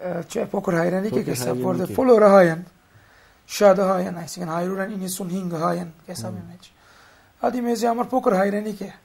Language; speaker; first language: Armenian; early bilingual, heritage; Armenian